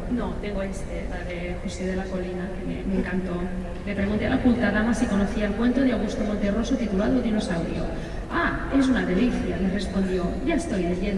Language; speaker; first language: Spanish; non-native, local second language; Catalan